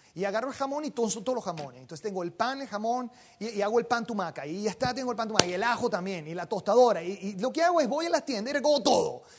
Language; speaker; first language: Spanish; native; Spanish